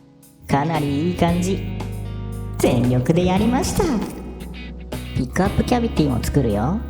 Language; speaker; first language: Japanese; native; Japanese